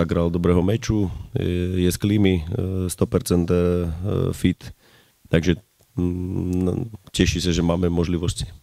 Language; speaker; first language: Polish; non-native, learner; Slovak